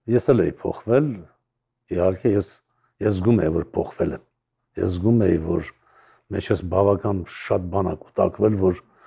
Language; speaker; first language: Armenian; native; Armenian